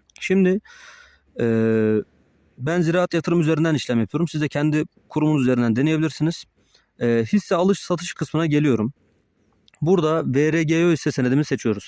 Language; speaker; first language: Turkish; native; Turkish